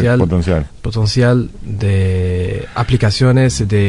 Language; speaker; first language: Spanish; non-native, learner; Arabic